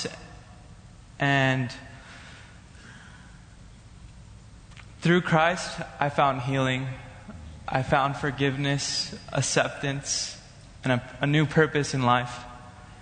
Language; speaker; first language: English; native; English